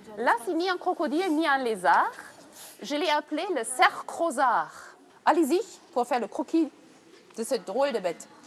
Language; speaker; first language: French; non-native, fluent; German